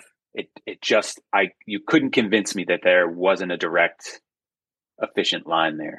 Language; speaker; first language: English; native; English